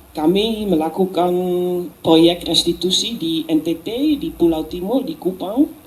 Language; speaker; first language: Indonesian; non-native, learner; Dutch